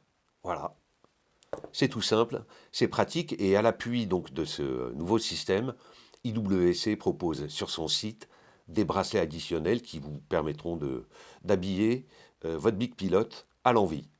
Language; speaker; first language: French; native; French